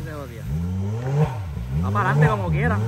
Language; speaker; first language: Spanish; native; Spanish